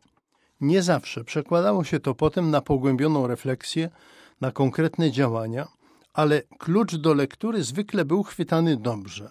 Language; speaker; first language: Polish; native; Polish